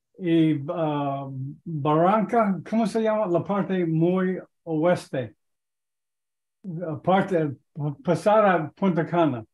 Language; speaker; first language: Spanish; non-native, learner; English